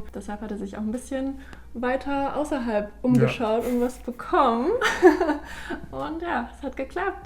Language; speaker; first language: German; native; German